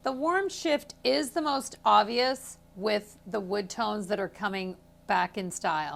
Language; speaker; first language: English; native; English